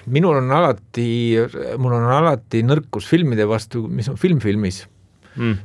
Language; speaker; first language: Estonian; native; Estonian